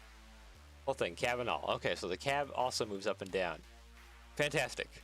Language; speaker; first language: English; native; English